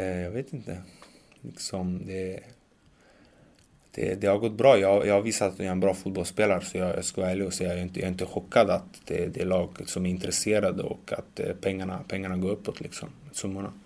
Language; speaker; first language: Swedish; early bilingual, other home language; Macedonian